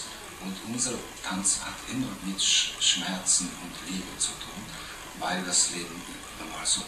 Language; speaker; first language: German; non-native, fluent; Japanese